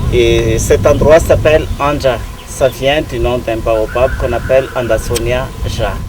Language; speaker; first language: French; non-native, local second language; Malagasy